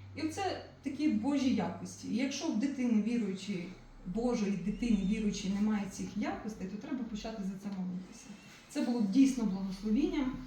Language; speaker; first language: Ukrainian; non-native, local second language; Russian